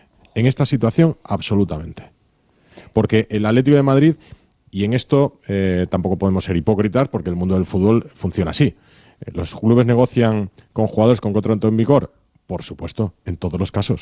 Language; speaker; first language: Spanish; native; Spanish